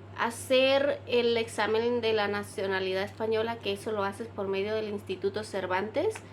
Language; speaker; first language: Spanish; native; Spanish